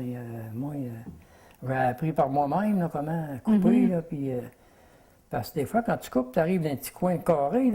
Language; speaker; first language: French; native; French